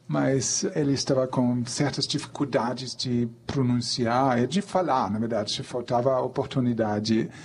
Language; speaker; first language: Portuguese; non-native, fluent; German